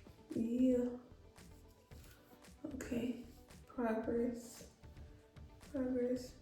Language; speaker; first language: English; native; English